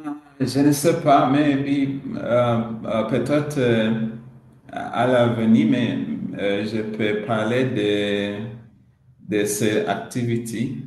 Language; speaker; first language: French; non-native, learner; Swahili